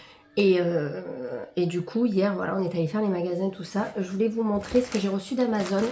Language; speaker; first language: French; native; French